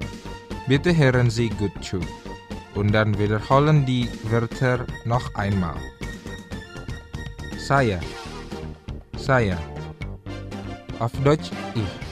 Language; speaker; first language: German; non-native, fluent; Indonesian